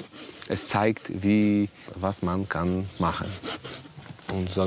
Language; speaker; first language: German; non-native, learner; Polish